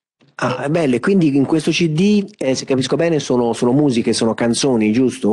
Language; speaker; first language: Italian; native; Italian